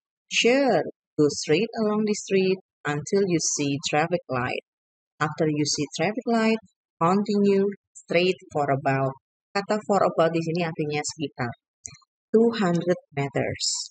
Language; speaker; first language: English; non-native, fluent; Indonesian